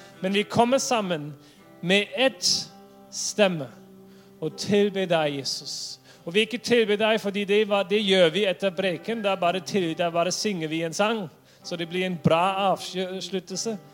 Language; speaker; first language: Norwegian; non-native, fluent; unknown